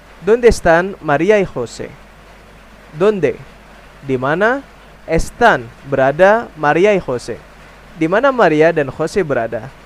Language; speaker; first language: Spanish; non-native, fluent; Indonesian